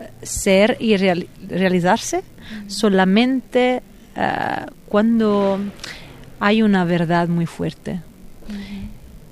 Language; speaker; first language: Spanish; non-native, fluent; Italian